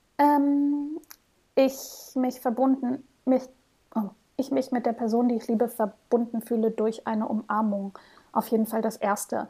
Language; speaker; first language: German; early bilingual, heritage; German